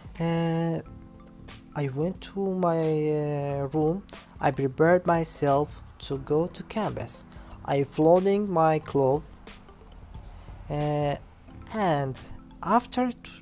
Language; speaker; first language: English; non-native, learner; Arabic